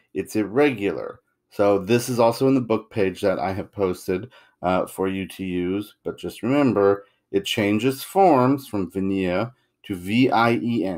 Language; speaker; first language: English; native; English